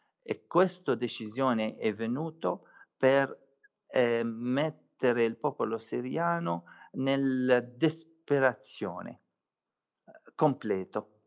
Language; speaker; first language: Italian; non-native, fluent; Arabic